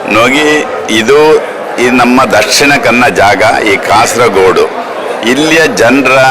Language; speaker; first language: Kannada; native; Kannada